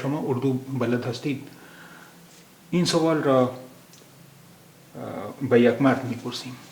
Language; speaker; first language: Persian; non-native, fluent; Urdu